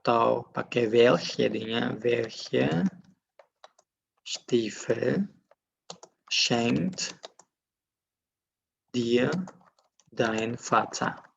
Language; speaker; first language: German; non-native, fluent; Indonesian